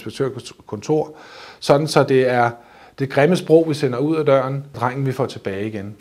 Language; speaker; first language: Danish; native; Danish